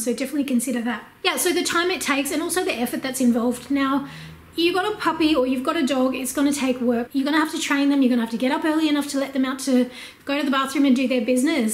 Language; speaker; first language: English; native; English